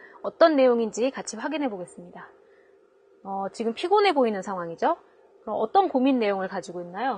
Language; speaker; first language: Korean; native; Korean